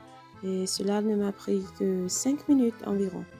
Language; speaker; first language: French; non-native, learner; English